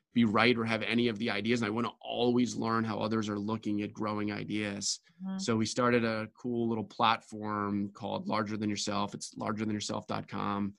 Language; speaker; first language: English; native; English